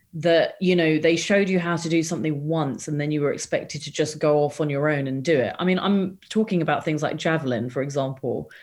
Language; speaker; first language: English; native; English